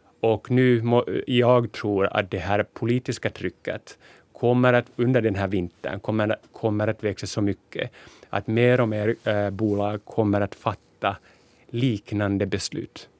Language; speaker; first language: Swedish; non-native, local second language; Finnish